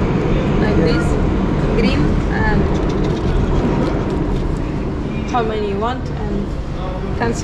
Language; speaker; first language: English; non-native, learner; Russian